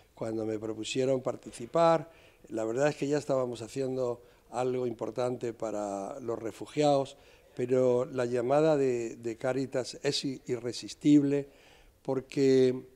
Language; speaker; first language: Spanish; native; Spanish